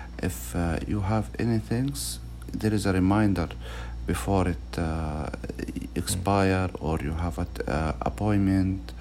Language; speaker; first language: English; non-native, learner; Arabic